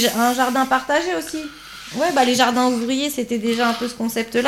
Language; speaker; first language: French; native; French